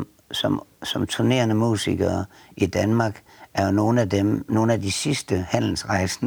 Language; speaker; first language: Danish; native; Danish